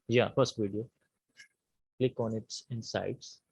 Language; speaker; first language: English; non-native, local second language; Urdu